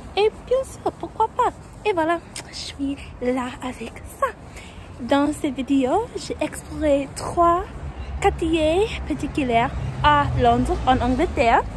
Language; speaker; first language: French; non-native, learner; English